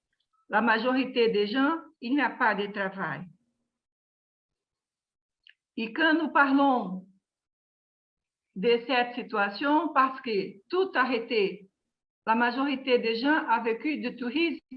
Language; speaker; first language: French; non-native, learner; Portuguese